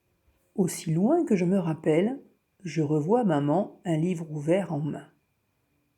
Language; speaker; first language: French; native; French